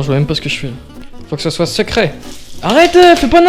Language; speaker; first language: French; native; French